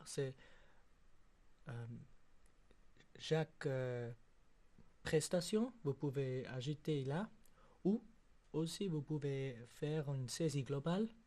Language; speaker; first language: French; non-native, local second language; German